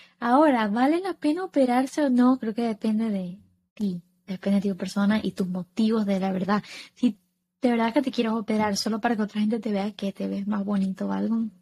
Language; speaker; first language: Spanish; early bilingual, heritage; Spanish